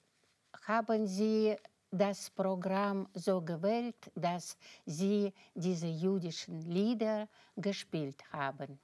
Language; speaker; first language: German; non-native, fluent; Russian